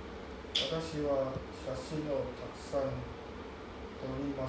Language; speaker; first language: Japanese; non-native, learner; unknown